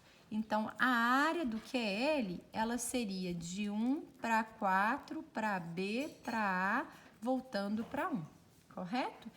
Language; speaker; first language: Portuguese; native; Portuguese